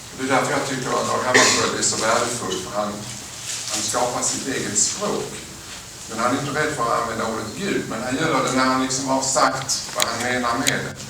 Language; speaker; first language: Swedish; native; Swedish